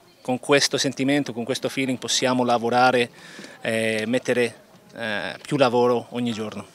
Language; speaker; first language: Italian; non-native, fluent; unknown